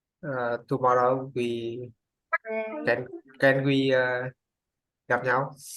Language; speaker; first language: English; non-native, learner; Vietnamese